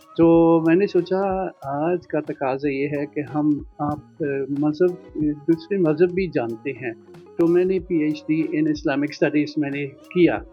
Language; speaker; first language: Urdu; non-native, fluent; Dutch